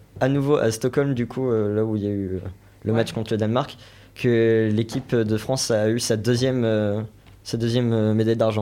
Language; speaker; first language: French; native; French